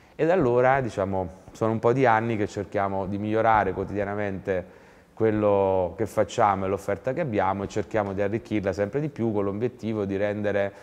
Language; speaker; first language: Italian; native; Italian